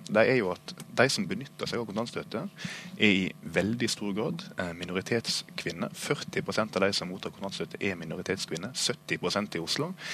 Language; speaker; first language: Norwegian; native; Norwegian